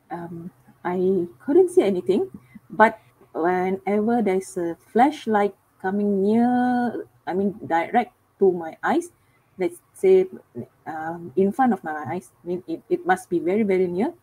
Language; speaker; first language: English; non-native, local second language; Cantonese